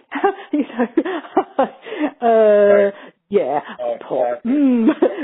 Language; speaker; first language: English; native; English